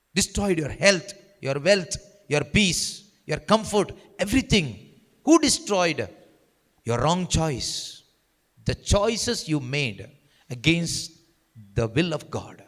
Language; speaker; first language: English; non-native, local second language; Kannada